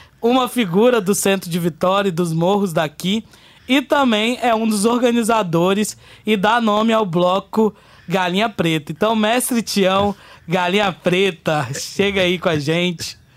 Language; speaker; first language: Portuguese; native; Portuguese